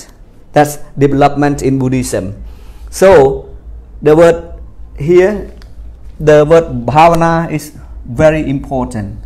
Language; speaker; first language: English; non-native, fluent; Khmer